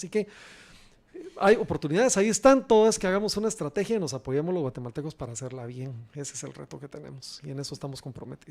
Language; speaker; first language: Spanish; native; Spanish